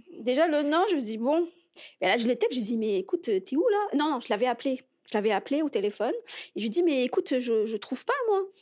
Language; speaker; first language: French; non-native, local second language; Arabic